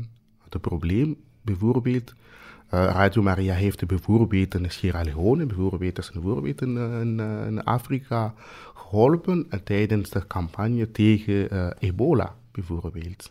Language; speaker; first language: Dutch; non-native, fluent; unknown